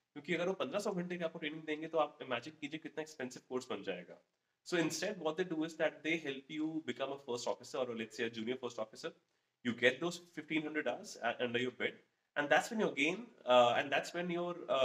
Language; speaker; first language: Hindi; native; Hindi